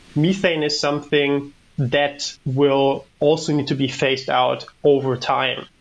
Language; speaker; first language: English; non-native, fluent; German